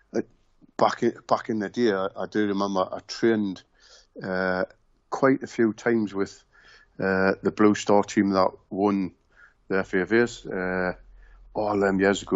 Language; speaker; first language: English; native; English